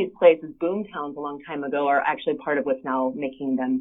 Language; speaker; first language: English; native; English